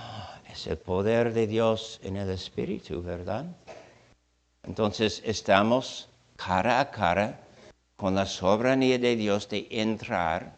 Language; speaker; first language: Spanish; non-native, fluent; English